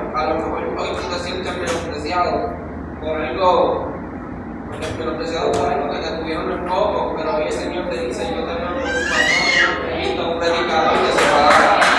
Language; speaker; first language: Spanish; native; Spanish